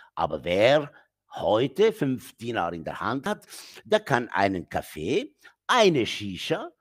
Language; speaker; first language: German; non-native, fluent; Arabic